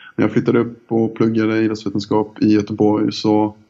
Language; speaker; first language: Swedish; native; Swedish